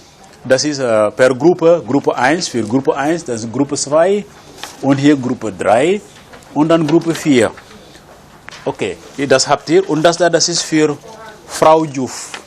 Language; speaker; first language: German; non-native, fluent; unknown